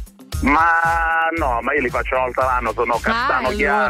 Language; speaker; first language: Italian; native; Italian